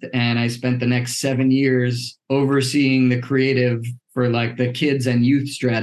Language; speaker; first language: English; native; English